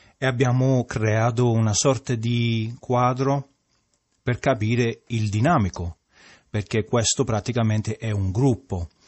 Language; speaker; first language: Italian; non-native, fluent; English